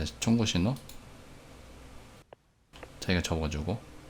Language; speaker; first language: Korean; native; Korean